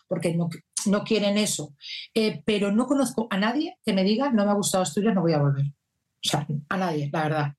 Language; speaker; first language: Spanish; native; Spanish